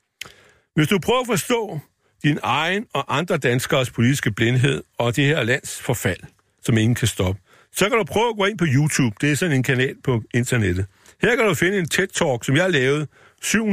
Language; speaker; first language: Danish; native; Danish